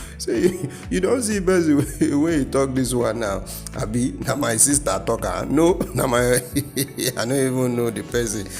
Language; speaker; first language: Nigerian Pidgin; non-native, local second language; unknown